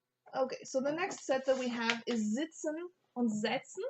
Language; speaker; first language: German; non-native, fluent; English